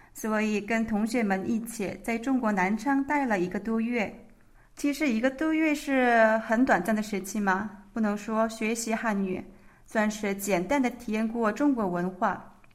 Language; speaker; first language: Chinese; non-native, fluent; Korean